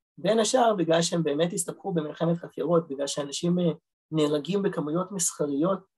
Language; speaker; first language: Hebrew; early bilingual, other home language; Russian